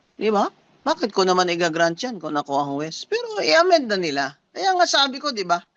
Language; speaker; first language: Filipino; non-native, local second language; Hiligaynon